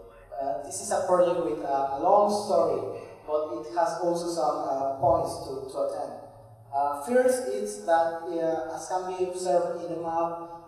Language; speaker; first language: English; non-native, fluent; Spanish